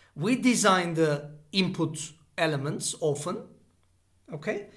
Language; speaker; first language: English; non-native, fluent; Turkish